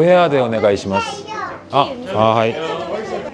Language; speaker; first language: Japanese; non-native, learner; Korean